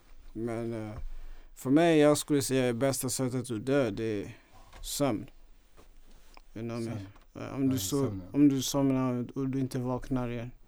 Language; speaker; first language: Swedish; non-native, fluent; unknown